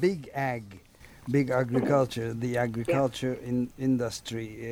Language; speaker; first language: English; non-native, fluent; Turkish